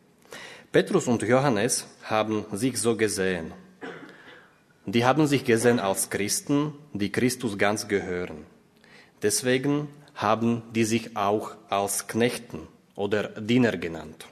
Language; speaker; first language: German; non-native, fluent; Slovak